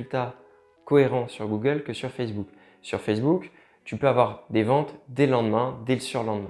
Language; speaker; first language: French; native; French